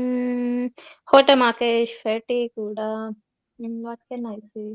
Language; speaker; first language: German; non-native, learner; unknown